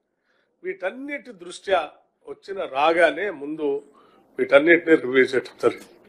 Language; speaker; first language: Telugu; native; Telugu